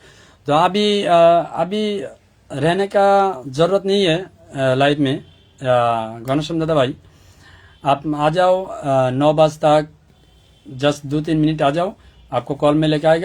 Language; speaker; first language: Hindi; non-native, learner; Bangla